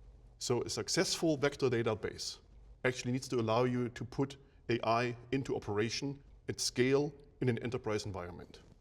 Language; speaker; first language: English; non-native, fluent; German